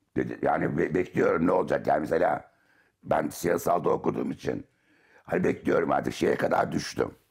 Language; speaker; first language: Turkish; native; Turkish